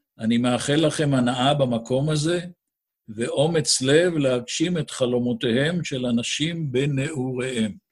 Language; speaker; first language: Hebrew; native; Hebrew